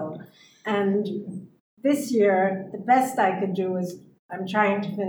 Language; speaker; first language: English; native; English